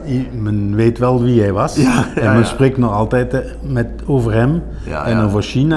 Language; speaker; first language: Dutch; non-native, local second language; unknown